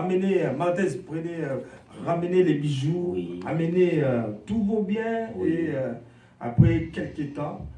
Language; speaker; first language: French; non-native, local second language; Lingala